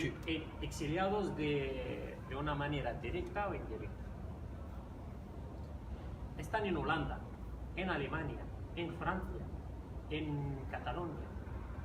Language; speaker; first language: Spanish; non-native, fluent; Riffian